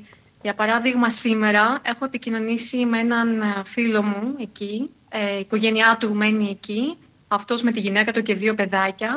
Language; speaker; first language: Greek; non-native, fluent; Ukrainian